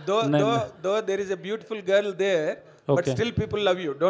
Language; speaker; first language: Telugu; native; Telugu